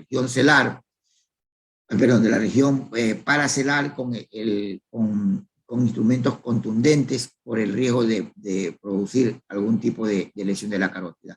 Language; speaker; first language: Spanish; native; Spanish